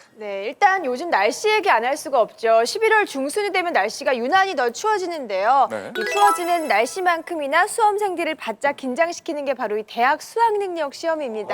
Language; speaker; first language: Korean; native; Korean